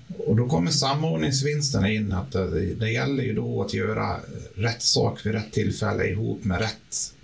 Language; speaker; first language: Swedish; native; Swedish